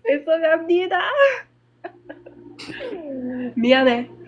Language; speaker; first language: Korean; non-native, learner; English